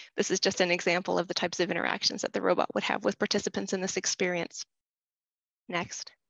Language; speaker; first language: English; native; English